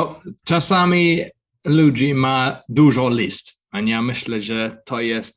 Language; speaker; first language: Polish; non-native, learner; English